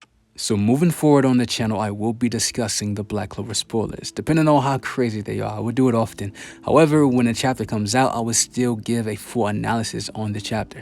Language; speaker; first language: English; native; English